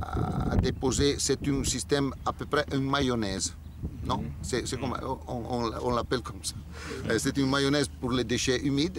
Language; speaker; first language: French; non-native, learner; Italian